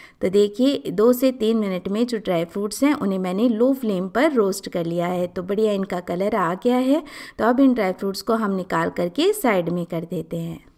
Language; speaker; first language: Hindi; native; Hindi